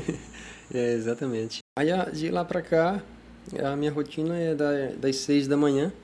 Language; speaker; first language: Portuguese; native; Portuguese